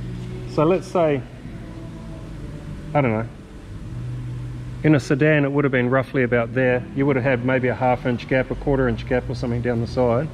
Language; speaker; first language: English; native; English